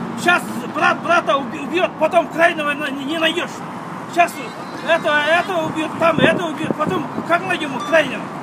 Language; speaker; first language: Russian; non-native, local second language; Kazakh